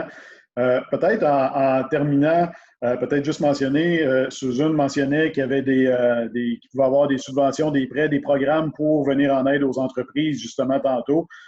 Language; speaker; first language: French; native; French